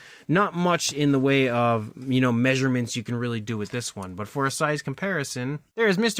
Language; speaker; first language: English; native; English